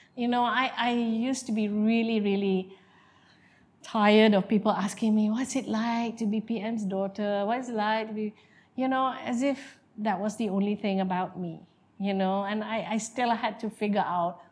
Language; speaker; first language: English; non-native, local second language; Malay